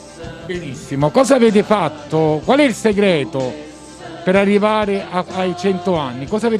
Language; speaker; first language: Italian; native; Italian